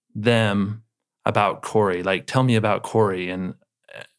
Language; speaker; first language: English; native; English